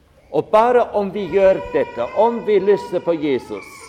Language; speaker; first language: Swedish; non-native, fluent; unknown